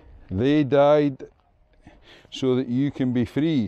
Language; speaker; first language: English; native; English